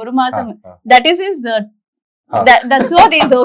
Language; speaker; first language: Malayalam; non-native, learner; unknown